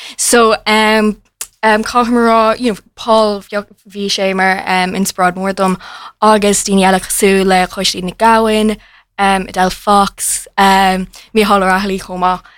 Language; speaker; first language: Irish; non-native, local second language; English